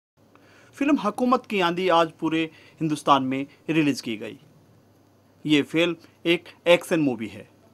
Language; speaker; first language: Hindi; native; Hindi